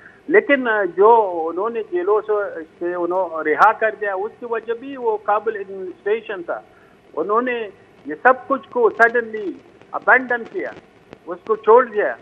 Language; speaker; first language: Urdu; non-native, fluent; Pashto